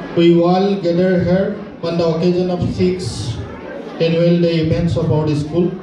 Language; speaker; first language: English; non-native, local second language; Assamese